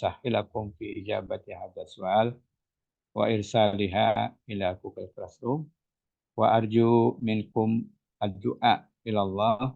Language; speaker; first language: Arabic; non-native, fluent; Indonesian